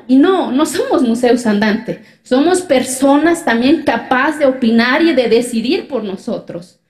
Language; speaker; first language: Spanish; non-native, local second language; Zapotec